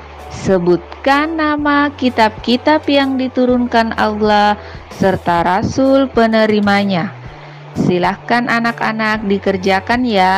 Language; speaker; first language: Indonesian; native; Indonesian